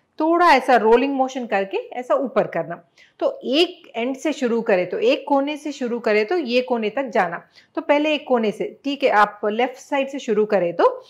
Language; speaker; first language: Hindi; non-native, local second language; Telugu